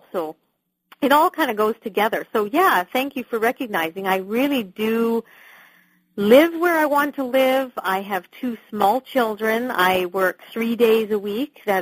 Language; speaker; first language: English; native; English